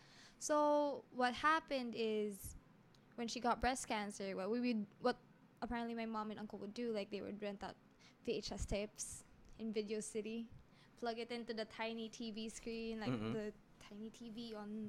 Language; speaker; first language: English; non-native, local second language; Filipino